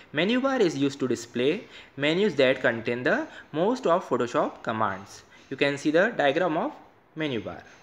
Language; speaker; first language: English; non-native, local second language; Hindi